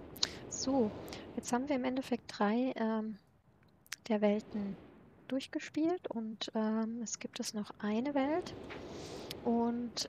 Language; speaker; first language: German; native; German